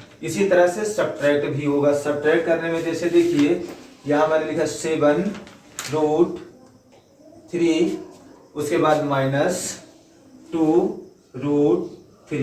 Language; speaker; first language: Hindi; native; Hindi